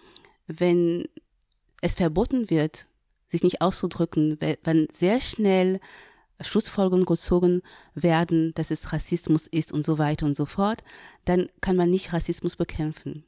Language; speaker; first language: German; non-native, fluent; French